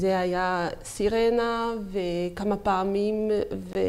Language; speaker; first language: Hebrew; non-native, learner; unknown